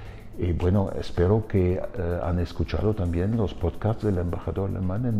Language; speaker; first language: Spanish; non-native, fluent; German